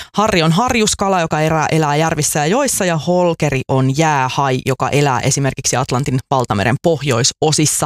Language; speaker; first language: Finnish; native; Finnish